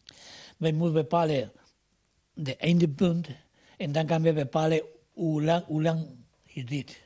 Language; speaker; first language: Dutch; non-native, learner; Spanish